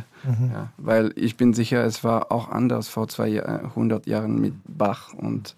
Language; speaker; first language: German; non-native, fluent; French